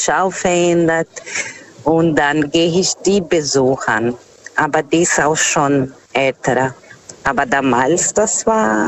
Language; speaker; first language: German; non-native, learner; Portuguese